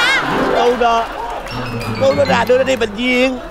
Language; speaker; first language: Vietnamese; native; Vietnamese